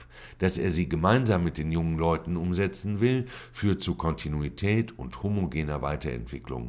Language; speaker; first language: German; native; German